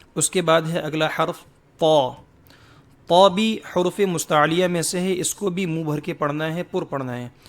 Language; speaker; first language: Urdu; native; Urdu